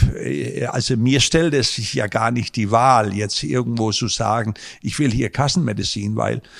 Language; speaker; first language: German; non-native, fluent; Danish